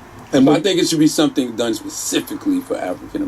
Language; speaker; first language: English; native; English